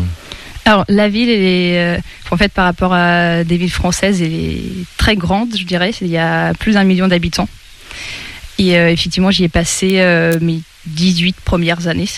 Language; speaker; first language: French; non-native, fluent; Russian